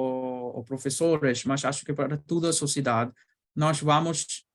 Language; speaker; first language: Portuguese; non-native, learner; Bangla